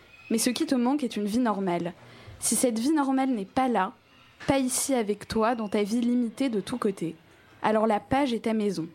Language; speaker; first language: French; native; French